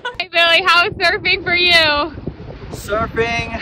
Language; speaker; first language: English; native; English